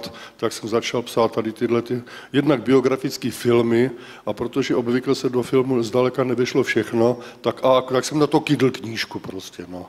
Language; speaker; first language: Czech; native; Czech